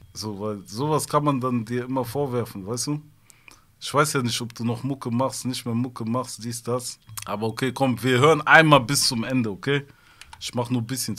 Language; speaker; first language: German; early bilingual, other home language; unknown